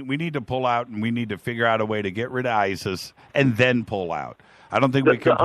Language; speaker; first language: English; native; English